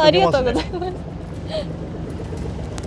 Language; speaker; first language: Japanese; native; Japanese